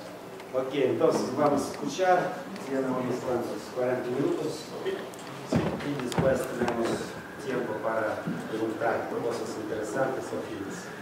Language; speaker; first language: Spanish; non-native, fluent; Russian